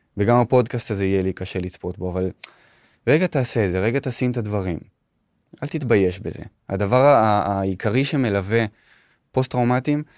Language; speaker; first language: Hebrew; native; Hebrew